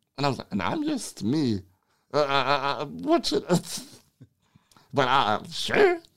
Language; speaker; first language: English; non-native, fluent; Swedish